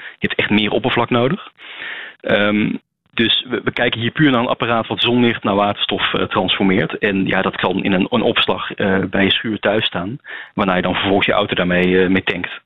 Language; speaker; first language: Dutch; native; Dutch